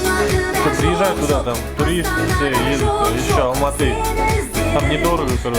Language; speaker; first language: Russian; native; Russian